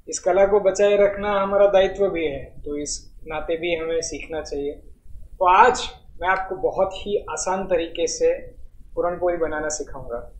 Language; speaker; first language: Hindi; non-native, local second language; Marathi